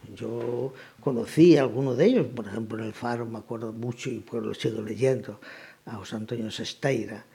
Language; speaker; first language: Spanish; native; Spanish